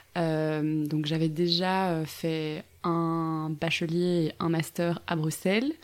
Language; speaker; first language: French; native; French